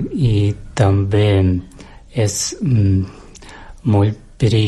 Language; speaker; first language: Catalan; non-native, learner; Russian